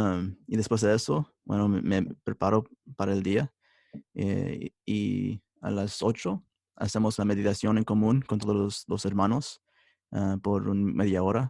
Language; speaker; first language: Spanish; early bilingual, heritage; Spanish